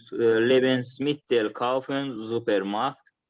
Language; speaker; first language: German; non-native, learner; Azerbaijani